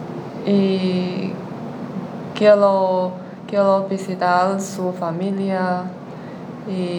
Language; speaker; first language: Spanish; non-native, learner; Chinese